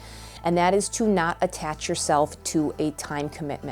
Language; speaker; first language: English; native; English